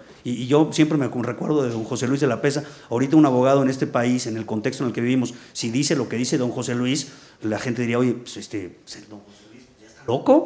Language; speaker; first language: Spanish; native; Spanish